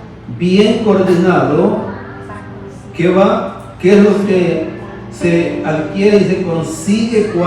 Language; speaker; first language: Spanish; native; Spanish